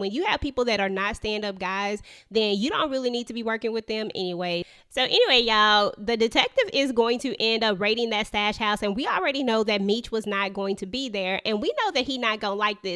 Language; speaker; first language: English; native; English